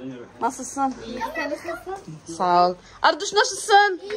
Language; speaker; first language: Turkish; non-native, learner; Filipino